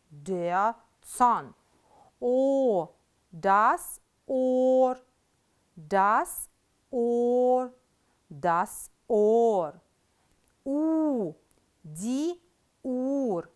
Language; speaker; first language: German; non-native, fluent; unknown